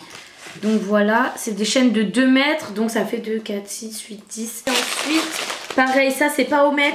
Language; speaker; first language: French; native; French